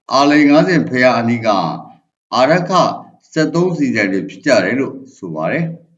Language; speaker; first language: Burmese; native; Burmese